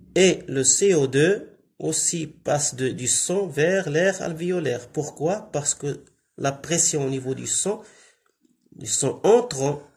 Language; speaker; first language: French; non-native, local second language; Arabic